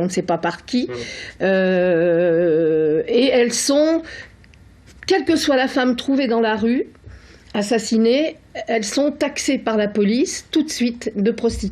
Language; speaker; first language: French; native; French